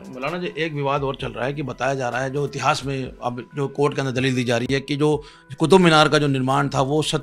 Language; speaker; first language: Hindi; native; Hindi